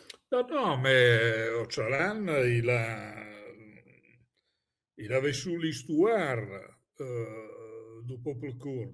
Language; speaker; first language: French; non-native, fluent; Italian